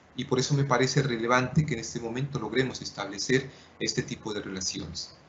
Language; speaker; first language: Spanish; non-native, local second language; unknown